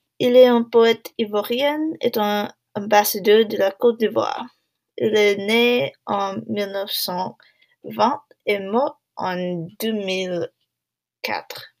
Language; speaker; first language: French; non-native, learner; English